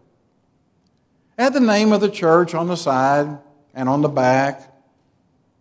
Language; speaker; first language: English; native; English